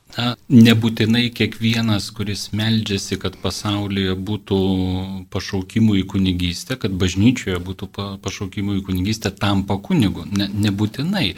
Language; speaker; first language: Lithuanian; non-native, local second language; Polish